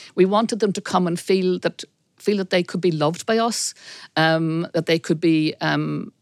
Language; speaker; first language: English; native; English